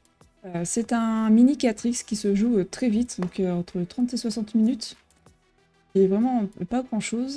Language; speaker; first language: French; native; French